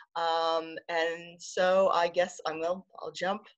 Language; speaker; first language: English; native; English